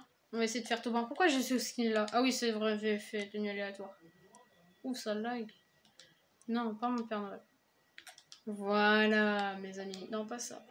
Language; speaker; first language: French; native; French